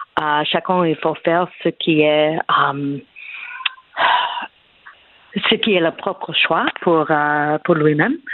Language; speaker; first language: French; non-native, fluent; English